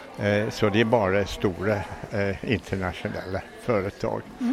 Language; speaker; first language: Swedish; non-native, fluent; English